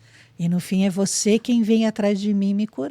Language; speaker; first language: Portuguese; native; Portuguese